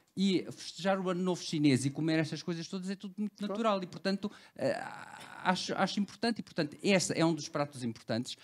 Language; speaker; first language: Portuguese; early bilingual, other home language; Cantonese